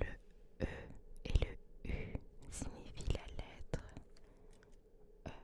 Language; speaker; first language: French; early bilingual, other home language; Turkish